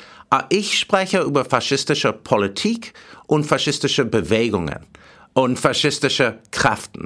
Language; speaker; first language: German; non-native, fluent; English